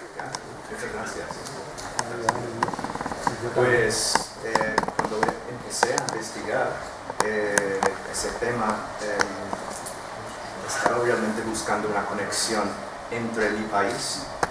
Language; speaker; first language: Spanish; non-native, fluent; English